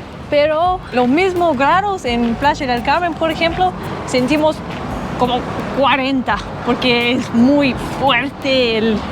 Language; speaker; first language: Spanish; non-native, learner; English